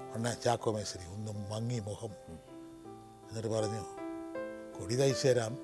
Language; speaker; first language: Malayalam; native; Malayalam